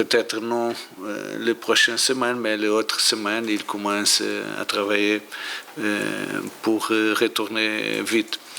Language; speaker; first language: French; non-native, learner; Portuguese